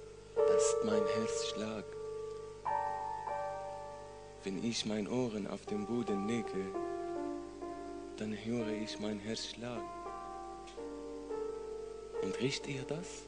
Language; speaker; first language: German; non-native, learner; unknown